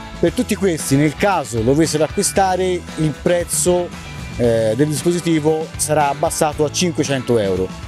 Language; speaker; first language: Italian; native; Italian